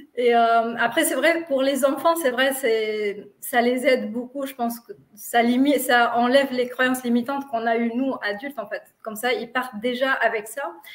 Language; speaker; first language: French; non-native, local second language; Arabic